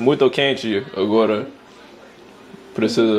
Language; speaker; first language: Portuguese; non-native, learner; English